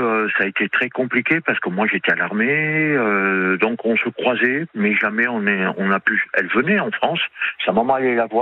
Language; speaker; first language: French; native; French